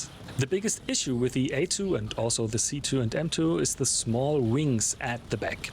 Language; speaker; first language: English; non-native, fluent; German